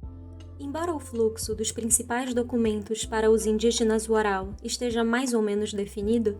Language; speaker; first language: Portuguese; native; Portuguese